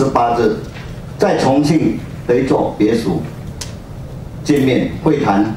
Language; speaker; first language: Chinese; native; Chinese